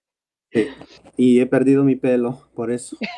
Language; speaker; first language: Spanish; non-native, fluent; Dutch